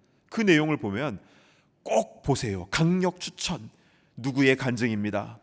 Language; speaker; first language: Korean; native; Korean